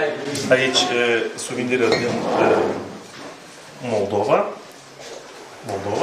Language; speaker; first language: Romanian; non-native, learner; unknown